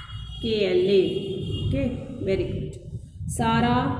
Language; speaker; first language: English; non-native, local second language; Hindi